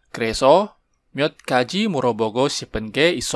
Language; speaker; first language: Korean; non-native, fluent; Indonesian